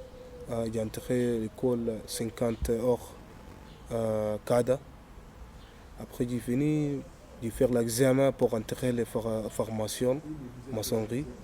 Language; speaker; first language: French; non-native, learner; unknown